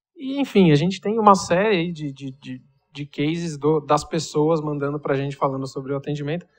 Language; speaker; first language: Portuguese; native; Portuguese